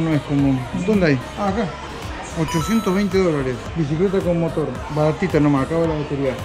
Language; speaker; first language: Spanish; native; Spanish